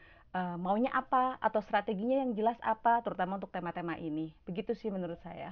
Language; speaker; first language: Indonesian; native; Indonesian